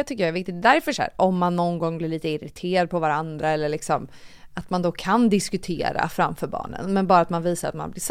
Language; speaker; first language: Swedish; native; Swedish